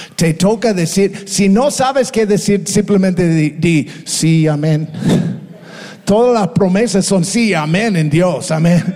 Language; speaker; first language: Spanish; non-native, fluent; English